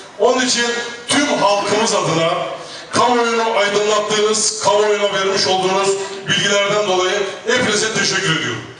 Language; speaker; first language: Turkish; native; Turkish